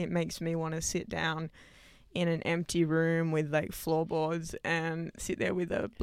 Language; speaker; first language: English; native; English